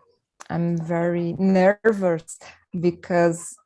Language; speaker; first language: English; non-native, learner; Portuguese